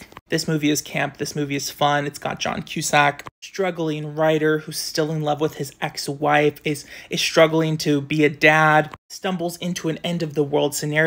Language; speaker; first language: English; native; English